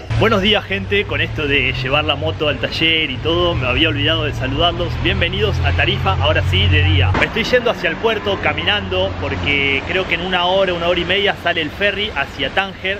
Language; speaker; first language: Spanish; native; Spanish